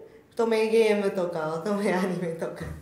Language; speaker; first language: Japanese; non-native, fluent; Spanish